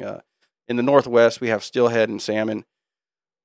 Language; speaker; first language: English; native; English